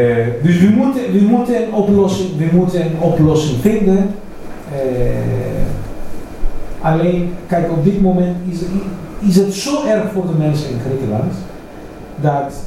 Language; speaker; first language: Dutch; non-native, fluent; Greek